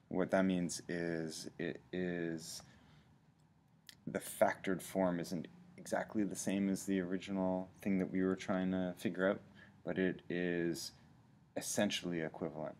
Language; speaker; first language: English; native; English